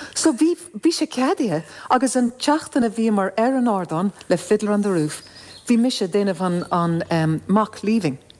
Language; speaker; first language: Irish; non-native, local second language; English